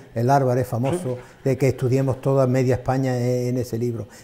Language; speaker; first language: Spanish; native; Spanish